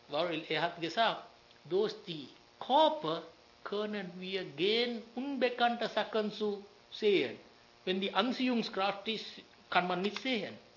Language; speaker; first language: German; non-native, learner; Sinhala